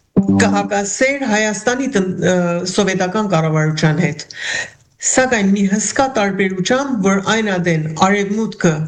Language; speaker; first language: Armenian; early bilingual, heritage; Armenian